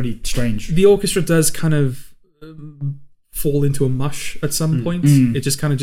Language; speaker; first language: English; native; English